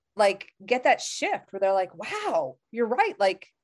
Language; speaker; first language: English; native; English